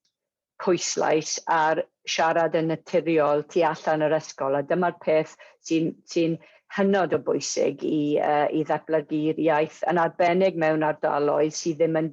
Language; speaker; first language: Welsh; non-native, local second language; English